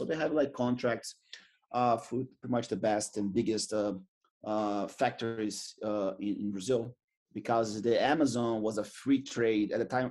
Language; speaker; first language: English; non-native, fluent; Portuguese